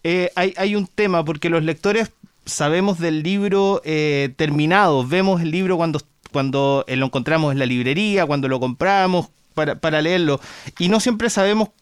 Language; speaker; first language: Spanish; native; Spanish